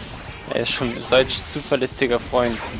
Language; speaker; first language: German; native; German